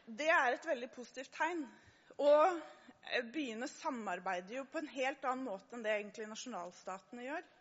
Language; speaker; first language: Norwegian; native; Norwegian